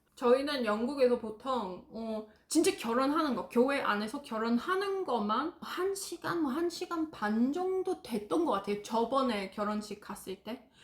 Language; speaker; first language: Korean; non-native, fluent; English